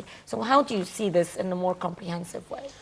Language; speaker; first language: English; non-native, fluent; Arabic